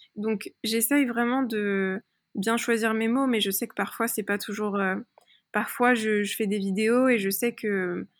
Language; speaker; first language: French; early bilingual, other home language; Persian